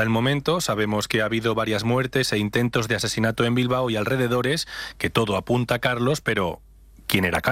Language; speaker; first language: Spanish; native; Spanish